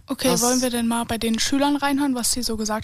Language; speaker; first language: German; native; German